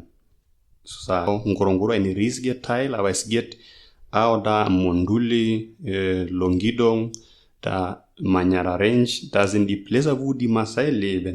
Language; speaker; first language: German; non-native, learner; Masai